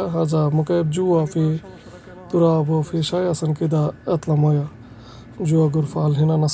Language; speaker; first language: Arabic; non-native, learner; Bangla